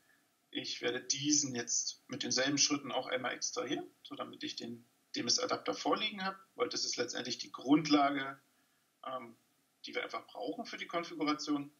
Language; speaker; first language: German; native; German